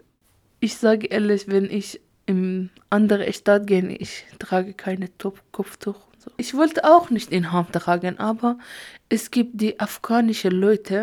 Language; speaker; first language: German; non-native, learner; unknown